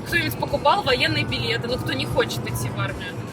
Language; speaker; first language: Russian; native; Russian